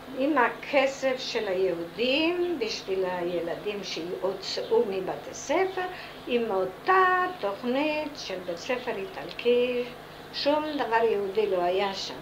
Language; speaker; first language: Hebrew; non-native, fluent; Italian